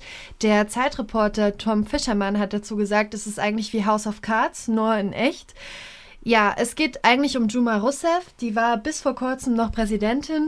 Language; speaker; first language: German; native; German